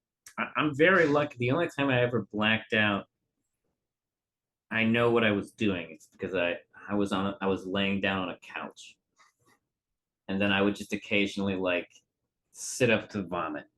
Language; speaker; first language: English; native; English